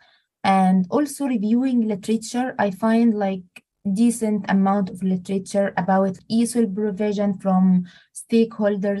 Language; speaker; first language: English; non-native, fluent; Arabic